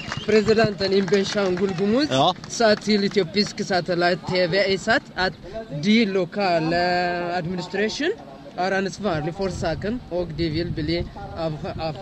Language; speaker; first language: Norwegian; non-native, learner; Amharic